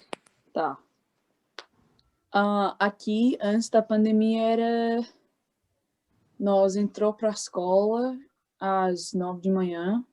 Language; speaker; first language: Portuguese; early bilingual, heritage; Portuguese